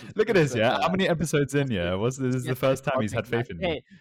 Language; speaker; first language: English; native; English